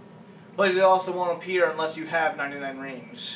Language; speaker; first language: English; native; English